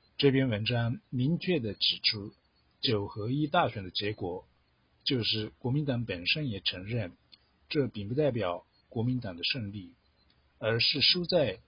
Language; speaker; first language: Chinese; non-native, fluent; Japanese